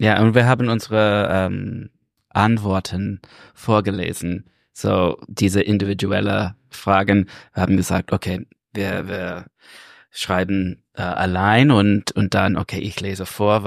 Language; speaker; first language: German; non-native, learner; English